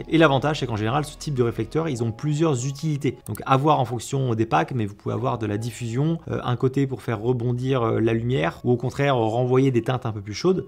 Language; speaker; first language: French; native; French